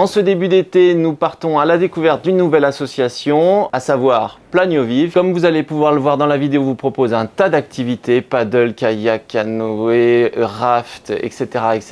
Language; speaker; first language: French; native; French